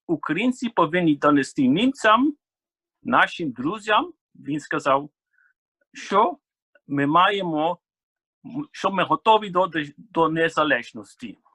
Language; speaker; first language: Ukrainian; non-native, fluent; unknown